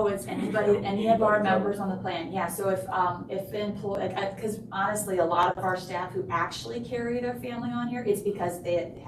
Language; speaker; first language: English; native; English